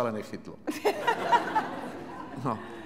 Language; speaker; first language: Czech; native; Czech